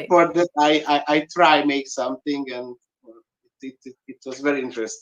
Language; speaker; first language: English; non-native, learner; Hungarian